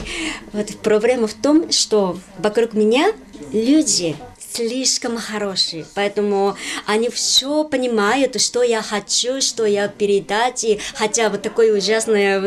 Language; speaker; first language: Russian; non-native, learner; Japanese